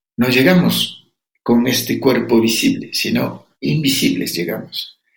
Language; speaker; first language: Spanish; non-native, local second language; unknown